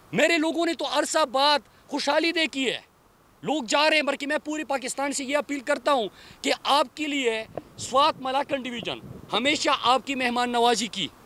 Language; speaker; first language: Urdu; non-native, local second language; Pashto